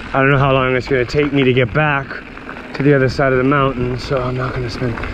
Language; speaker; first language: English; native; English